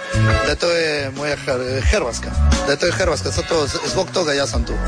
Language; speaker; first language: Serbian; non-native, learner; Spanish